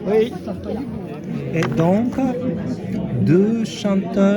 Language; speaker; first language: French; non-native, learner; Japanese